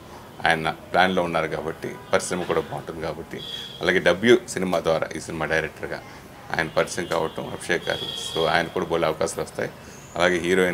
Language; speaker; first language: Telugu; native; Telugu